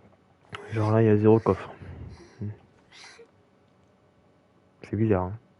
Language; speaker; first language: French; native; French